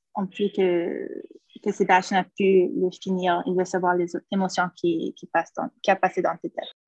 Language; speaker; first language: French; non-native, fluent; English